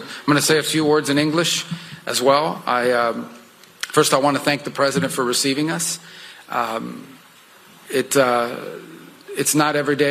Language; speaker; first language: English; early bilingual, other home language; Spanish